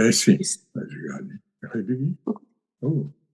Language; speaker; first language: Portuguese; non-native, learner; Persian